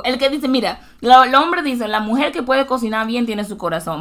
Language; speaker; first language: Spanish; native; Spanish